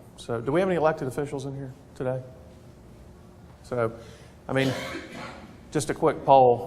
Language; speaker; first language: English; native; English